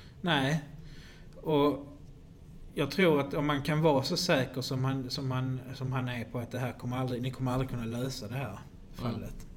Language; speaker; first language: Swedish; native; Swedish